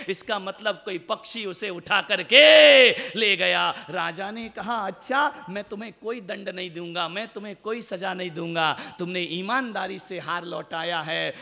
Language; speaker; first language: Hindi; native; Hindi